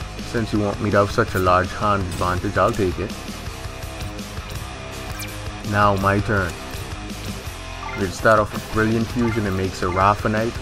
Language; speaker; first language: English; native; English